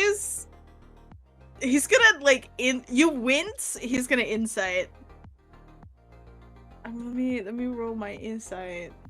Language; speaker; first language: English; native; English